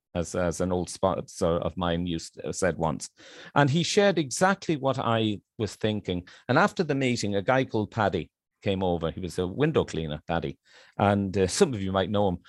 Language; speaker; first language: English; native; English